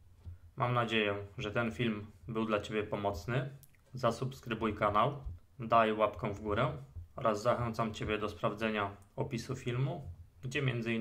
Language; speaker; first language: Polish; native; Polish